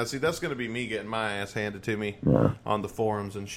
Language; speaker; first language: English; native; English